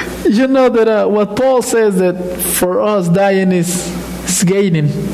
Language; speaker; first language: English; non-native, fluent; Spanish